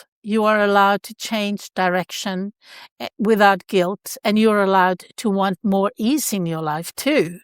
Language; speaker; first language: English; non-native, fluent; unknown